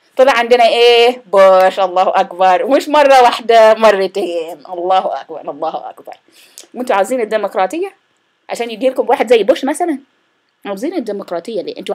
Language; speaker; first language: Arabic; non-native, fluent; English